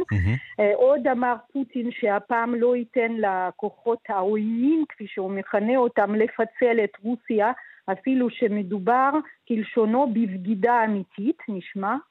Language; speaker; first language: Hebrew; early bilingual, other home language; Russian